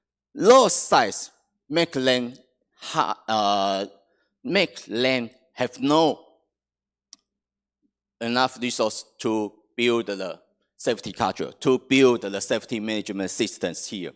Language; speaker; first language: English; non-native, fluent; Chinese